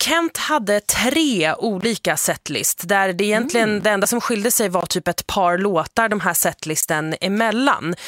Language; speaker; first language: Swedish; native; Swedish